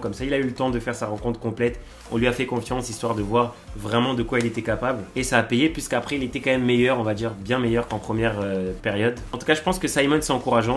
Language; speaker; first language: French; native; French